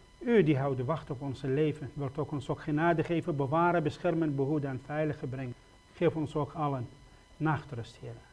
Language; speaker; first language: Dutch; non-native, fluent; Kurdish